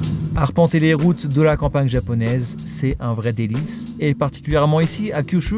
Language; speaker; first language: French; native; French